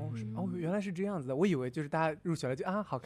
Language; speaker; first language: Chinese; native; Chinese